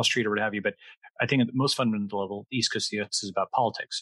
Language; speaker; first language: English; native; English